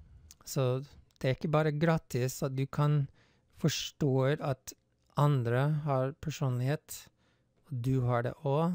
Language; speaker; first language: Norwegian; non-native, fluent; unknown